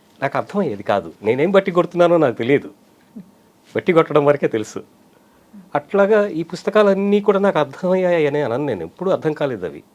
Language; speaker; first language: Telugu; non-native, local second language; Urdu